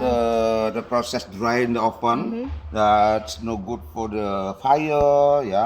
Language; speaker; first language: English; non-native, learner; Indonesian